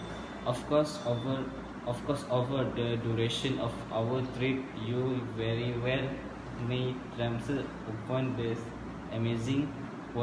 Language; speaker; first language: English; non-native, learner; Malay